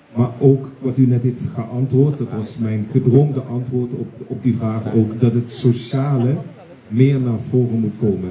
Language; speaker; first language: Dutch; native; Dutch